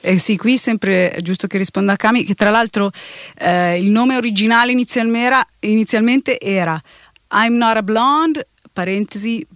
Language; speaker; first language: Italian; native; Italian